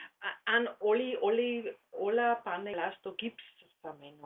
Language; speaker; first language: Greek; non-native, learner; German